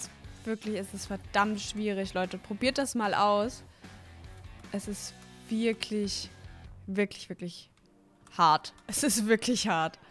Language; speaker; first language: German; native; German